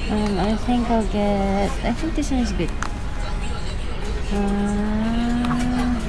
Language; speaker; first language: English; non-native, local second language; Filipino